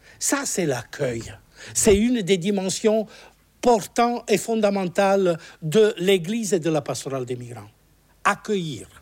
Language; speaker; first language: French; non-native, fluent; Italian